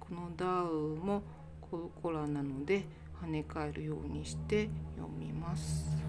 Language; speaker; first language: Japanese; non-native, fluent; Indonesian